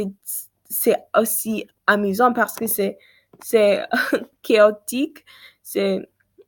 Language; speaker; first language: French; non-native, learner; English